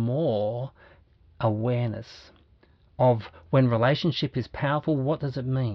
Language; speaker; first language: English; native; English